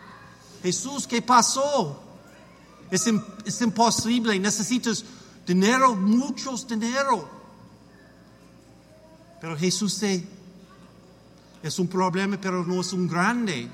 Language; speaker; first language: Spanish; non-native, learner; English